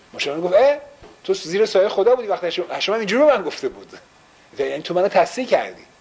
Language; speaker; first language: Persian; early bilingual, heritage; Persian